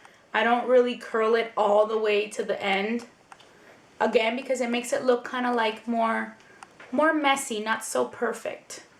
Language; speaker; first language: English; native; English